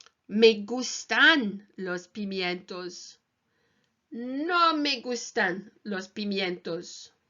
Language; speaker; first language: Spanish; non-native, learner; English